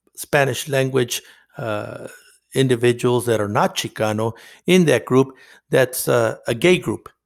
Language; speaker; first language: English; non-native, fluent; Spanish